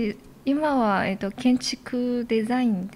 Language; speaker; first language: Japanese; non-native, fluent; Chinese